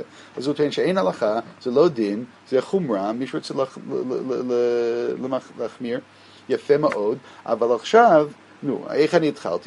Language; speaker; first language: Hebrew; non-native, fluent; English